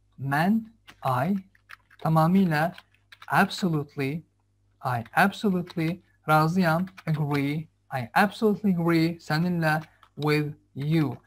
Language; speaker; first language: English; non-native, fluent; Azerbaijani